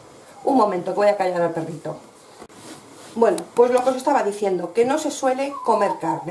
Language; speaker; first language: Spanish; native; Spanish